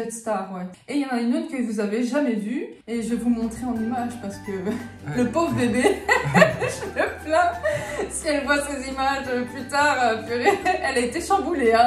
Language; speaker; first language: French; native; French